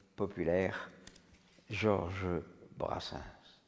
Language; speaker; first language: French; native; French